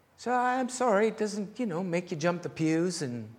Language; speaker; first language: English; native; English